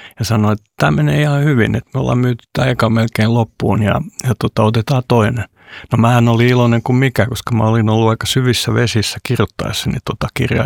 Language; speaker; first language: Finnish; non-native, local second language; Swedish